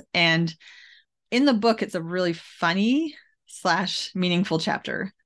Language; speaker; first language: English; native; English